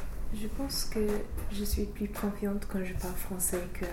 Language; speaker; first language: French; non-native, learner; English